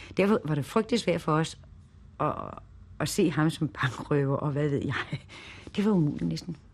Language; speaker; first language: Danish; native; Danish